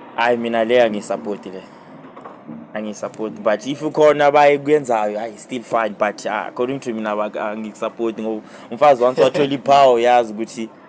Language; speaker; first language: Zulu; non-native, local second language; Venda